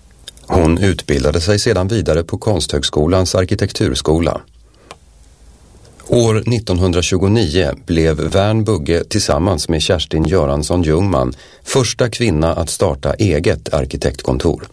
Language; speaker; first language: Swedish; native; Swedish